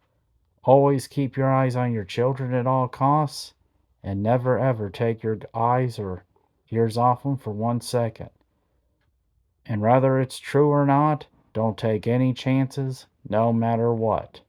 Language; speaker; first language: English; native; English